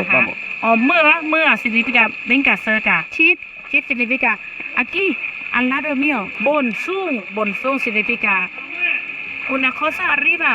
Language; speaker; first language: Spanish; non-native, learner; Thai